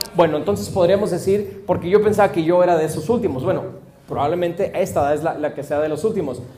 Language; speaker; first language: Spanish; early bilingual, heritage; Spanish